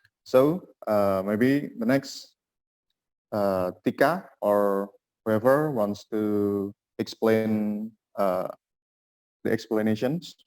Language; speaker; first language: English; non-native, learner; Indonesian